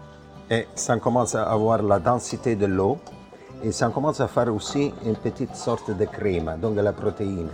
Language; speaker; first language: French; non-native, fluent; Italian